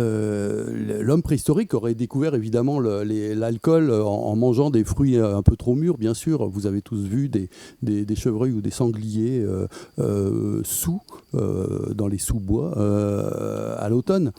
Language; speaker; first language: French; native; French